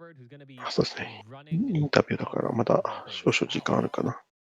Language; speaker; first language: Japanese; native; Japanese